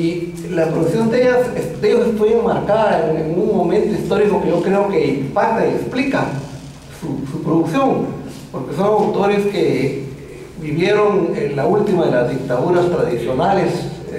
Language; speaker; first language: Spanish; native; Spanish